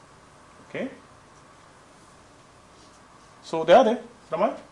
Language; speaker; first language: Norwegian; non-native, fluent; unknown